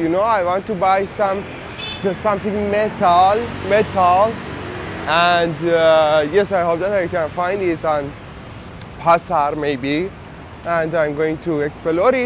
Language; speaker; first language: English; non-native, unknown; Persian